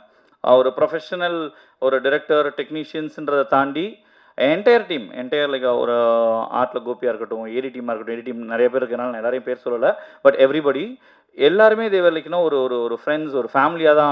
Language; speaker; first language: Tamil; native; Tamil